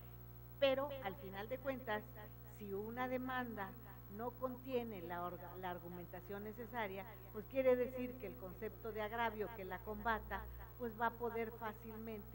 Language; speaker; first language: Spanish; native; Spanish